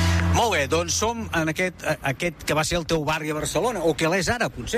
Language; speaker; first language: Catalan; native; Catalan